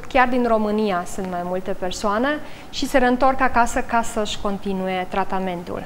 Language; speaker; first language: Romanian; native; Romanian